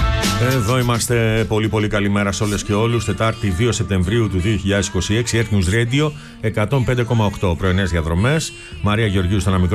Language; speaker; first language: Greek; native; Greek